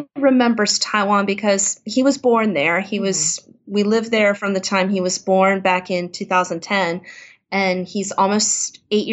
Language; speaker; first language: English; native; English